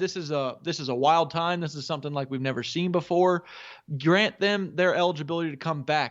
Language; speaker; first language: English; native; English